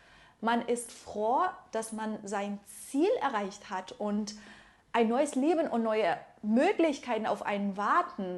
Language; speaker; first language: German; non-native, fluent; Persian